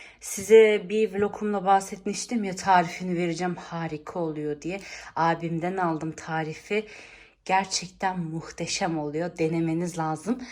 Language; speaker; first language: Turkish; early bilingual, heritage; Turkish